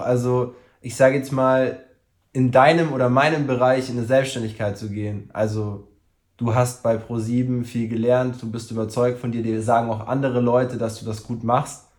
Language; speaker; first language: German; native; German